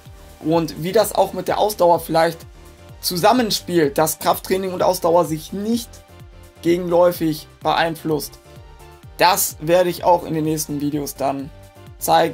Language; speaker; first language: German; native; German